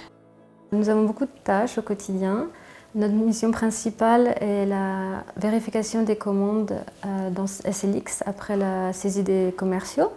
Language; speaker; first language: French; non-native, fluent; Bulgarian